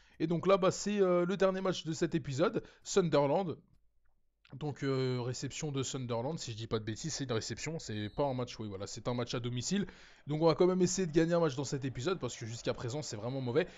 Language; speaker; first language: French; native; French